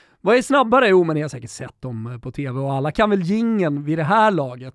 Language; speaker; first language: Swedish; native; Swedish